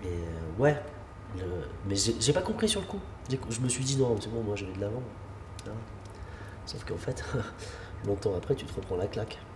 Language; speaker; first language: French; native; French